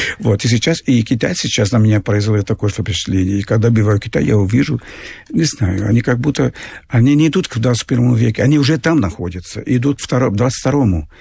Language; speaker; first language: Russian; non-native, fluent; Portuguese